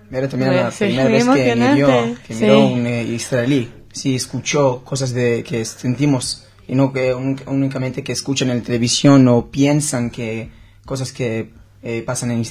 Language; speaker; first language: Spanish; non-native, learner; Hebrew